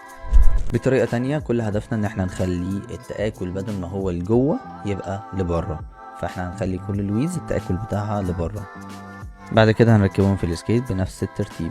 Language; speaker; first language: Arabic; native; Arabic